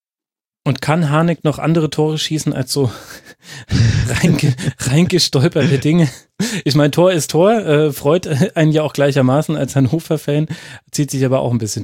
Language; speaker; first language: German; native; German